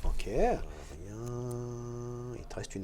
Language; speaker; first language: French; native; French